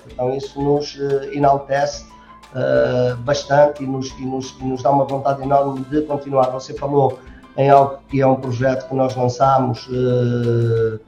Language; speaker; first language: Portuguese; native; Portuguese